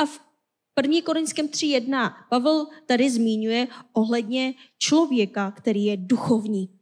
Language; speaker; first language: Czech; non-native, fluent; Korean